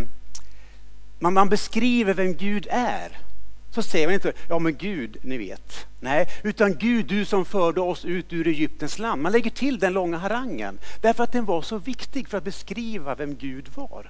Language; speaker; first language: Swedish; native; Swedish